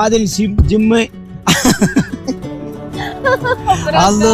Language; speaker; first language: Arabic; non-native, learner; Tamil